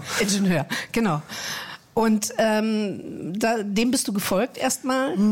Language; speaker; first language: German; native; German